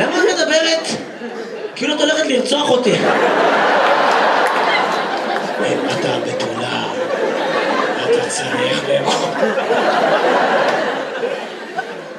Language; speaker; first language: Hebrew; native; Hebrew